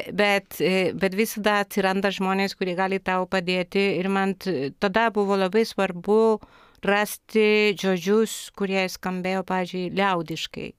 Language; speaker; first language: Lithuanian; non-native, fluent; Spanish